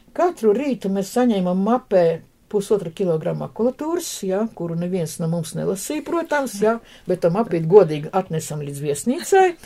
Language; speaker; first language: Latvian; non-native, local second language; Russian